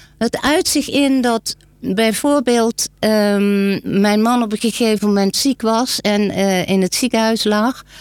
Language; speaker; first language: Dutch; native; Dutch